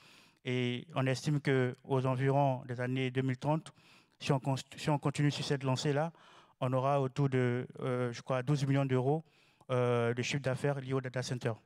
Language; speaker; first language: French; native; French